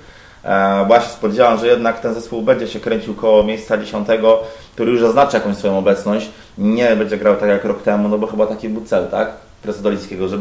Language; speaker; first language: Polish; native; Polish